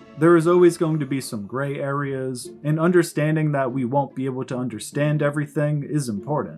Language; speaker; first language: English; native; English